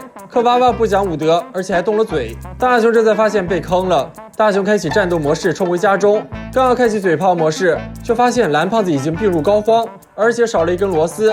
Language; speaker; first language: Chinese; native; Chinese